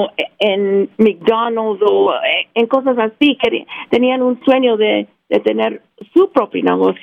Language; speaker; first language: Spanish; early bilingual, heritage; Spanish